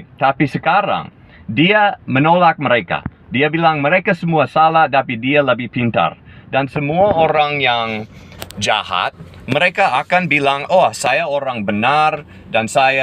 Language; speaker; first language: Indonesian; non-native, fluent; English